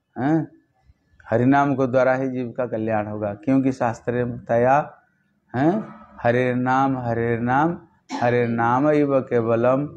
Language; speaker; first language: Hindi; non-native, local second language; Bangla